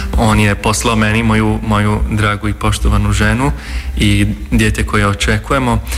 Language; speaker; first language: Croatian; non-native, local second language; Hungarian